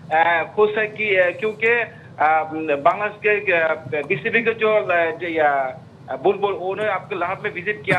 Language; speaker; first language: Hindi; non-native, fluent; Bangla